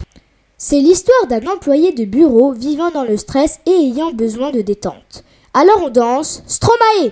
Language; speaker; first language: French; native; French